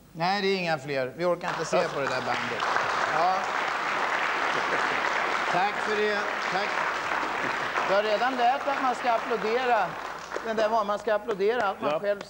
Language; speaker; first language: Swedish; native; Swedish